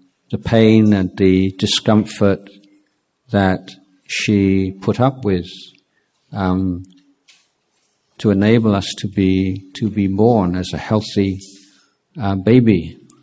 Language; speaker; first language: English; native; English